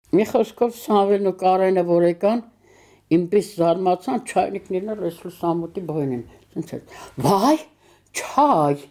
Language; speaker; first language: Armenian; native; Armenian